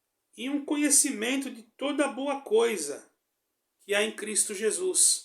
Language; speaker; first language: Portuguese; native; Portuguese